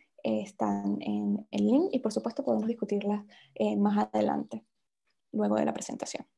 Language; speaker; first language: Spanish; native; Spanish